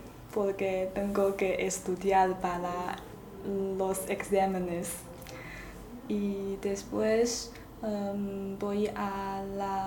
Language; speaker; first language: Spanish; non-native, learner; Chinese